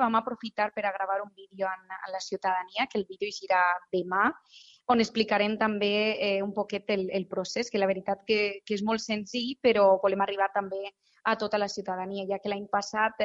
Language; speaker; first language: Catalan; native; Catalan